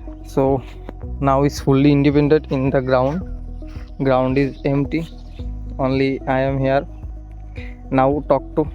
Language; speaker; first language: English; non-native, learner; Hindi